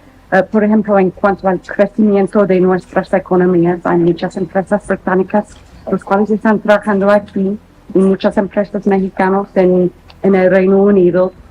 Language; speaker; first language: Spanish; non-native, fluent; English